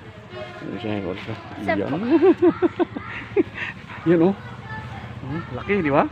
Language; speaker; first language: Filipino; native; Filipino